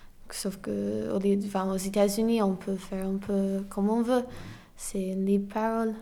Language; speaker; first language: French; non-native, fluent; English